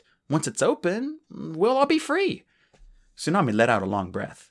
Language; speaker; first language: English; native; English